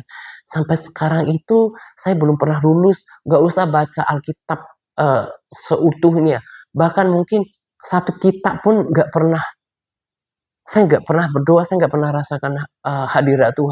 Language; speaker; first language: Indonesian; native; Indonesian